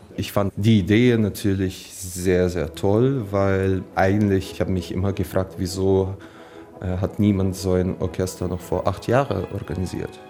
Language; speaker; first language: German; non-native, fluent; Ukrainian